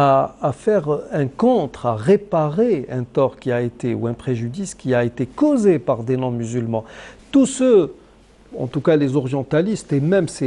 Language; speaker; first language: French; non-native, local second language; Arabic